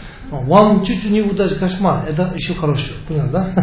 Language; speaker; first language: Russian; non-native, learner; Tibetan